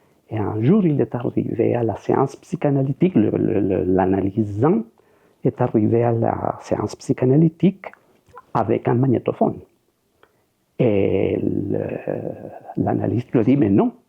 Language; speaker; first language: French; non-native, fluent; Spanish